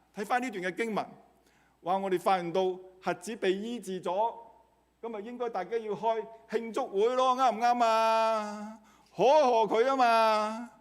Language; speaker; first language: Cantonese; native; Cantonese